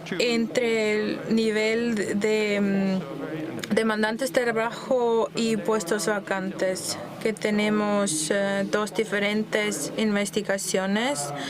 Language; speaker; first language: Spanish; non-native, fluent; Dutch